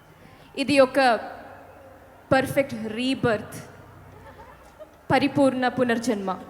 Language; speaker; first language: Telugu; non-native, learner; Malayalam